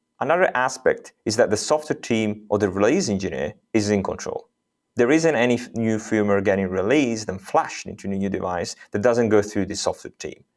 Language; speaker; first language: English; non-native, fluent; Italian